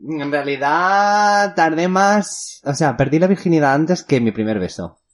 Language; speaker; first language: Spanish; native; Spanish